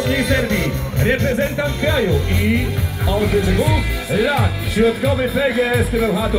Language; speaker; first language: Polish; native; Polish